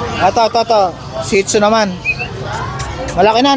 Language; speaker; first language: Filipino; native; Filipino